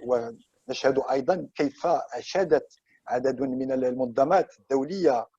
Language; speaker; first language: Arabic; native; Arabic